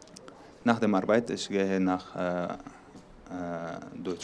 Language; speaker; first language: German; non-native, learner; Arabic